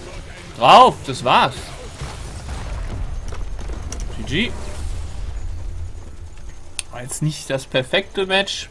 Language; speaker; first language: German; native; German